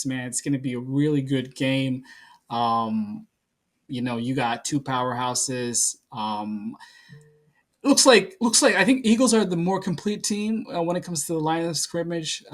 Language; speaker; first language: English; native; English